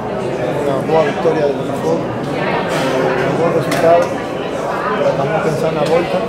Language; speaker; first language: Portuguese; non-native, learner; Spanish